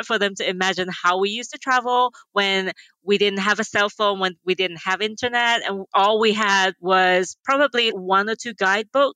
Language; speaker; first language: English; non-native, local second language; Cantonese